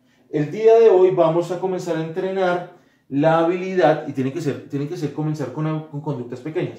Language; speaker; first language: Spanish; native; Spanish